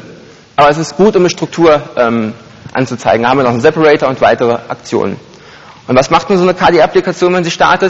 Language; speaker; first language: German; native; German